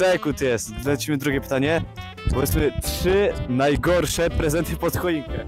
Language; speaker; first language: Polish; native; Polish